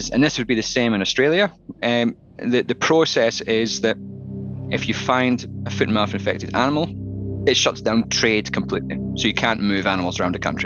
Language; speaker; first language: English; native; English